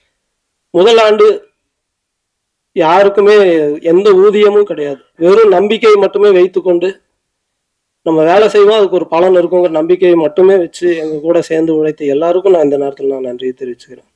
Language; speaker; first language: Tamil; native; Tamil